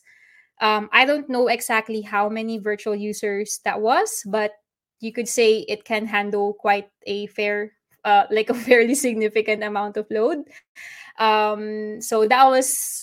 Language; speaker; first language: English; non-native, local second language; Filipino